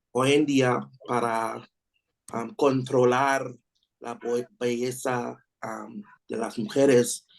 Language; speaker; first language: Spanish; non-native, learner; English